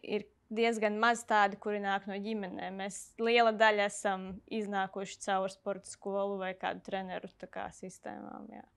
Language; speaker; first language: Latvian; native; Latvian